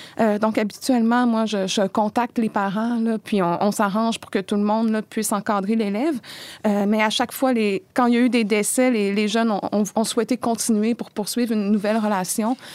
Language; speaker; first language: French; native; French